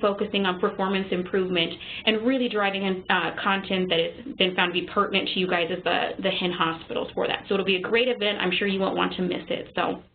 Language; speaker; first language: English; native; English